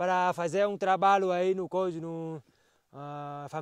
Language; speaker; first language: Portuguese; non-native, learner; Vietnamese